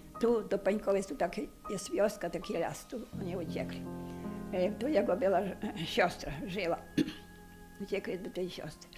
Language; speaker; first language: Polish; non-native, local second language; Ukrainian